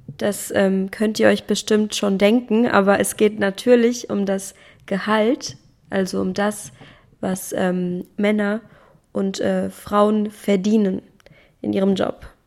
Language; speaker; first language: German; native; German